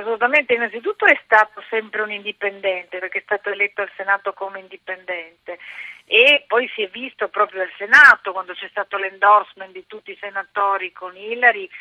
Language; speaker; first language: Italian; native; Italian